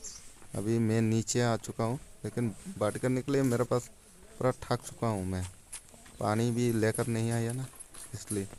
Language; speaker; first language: Hindi; non-native, local second language; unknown